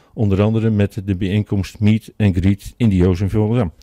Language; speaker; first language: Dutch; native; Dutch